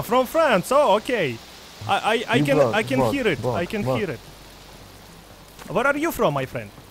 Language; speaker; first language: English; non-native, learner; Russian